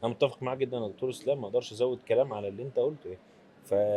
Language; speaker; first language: Arabic; native; Arabic